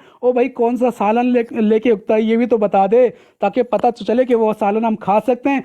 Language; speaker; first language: Urdu; native; Urdu